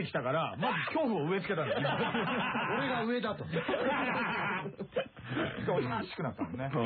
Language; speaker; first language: Japanese; native; Japanese